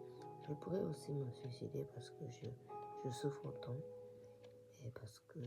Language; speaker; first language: French; non-native, learner; Japanese